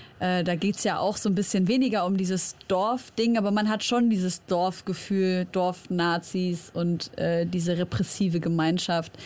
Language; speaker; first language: German; early bilingual, other home language; Arabic